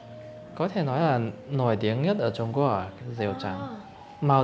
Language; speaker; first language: Vietnamese; non-native, fluent; Chinese